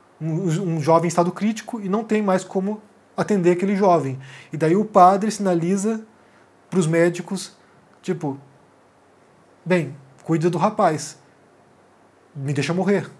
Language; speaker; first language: Portuguese; native; Portuguese